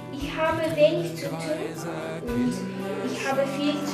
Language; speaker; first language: German; non-native, learner; Mongolian